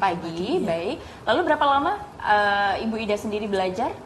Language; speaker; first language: Indonesian; native; Indonesian